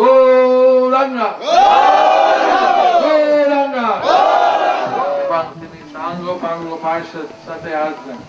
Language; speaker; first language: Bangla; non-native, fluent; English